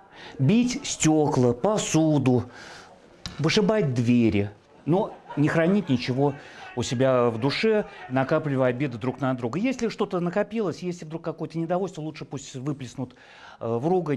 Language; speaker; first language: Russian; native; Russian